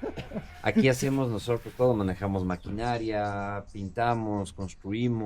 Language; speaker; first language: Spanish; native; Spanish